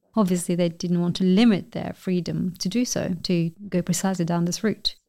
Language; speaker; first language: English; non-native, fluent; Albanian